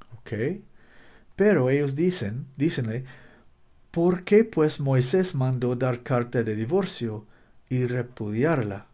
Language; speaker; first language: Spanish; non-native, learner; English